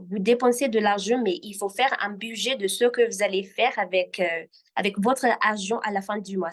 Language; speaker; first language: French; non-native, fluent; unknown